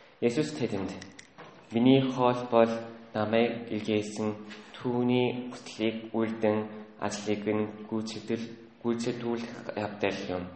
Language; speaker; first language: Mongolian; native; Mongolian